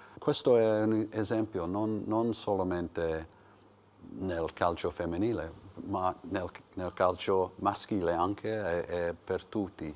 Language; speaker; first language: Italian; non-native, learner; English